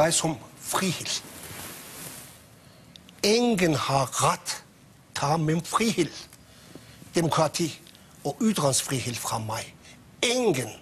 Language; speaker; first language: Danish; non-native, local second language; Persian